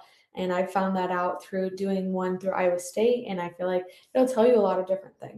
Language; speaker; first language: English; native; English